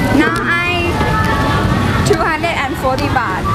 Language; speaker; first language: English; non-native, learner; Thai